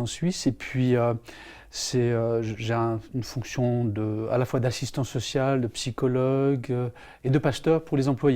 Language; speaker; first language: French; native; French